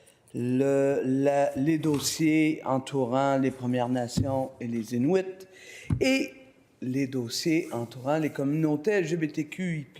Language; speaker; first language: French; native; French